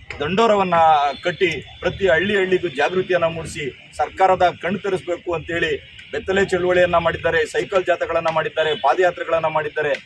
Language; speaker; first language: Kannada; native; Kannada